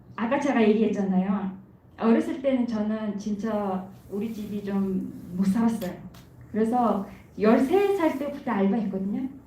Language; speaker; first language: Korean; non-native, fluent; Mongolian